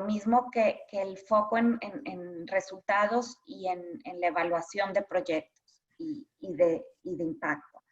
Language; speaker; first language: Spanish; native; Spanish